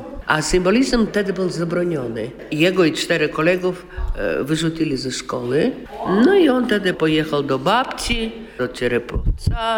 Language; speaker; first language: Polish; non-native, local second language; Russian